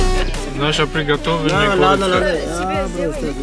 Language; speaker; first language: Russian; non-native, learner; Malay